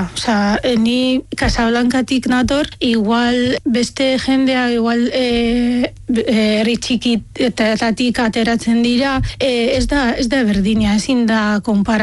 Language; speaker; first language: Basque; non-native, fluent; Arabic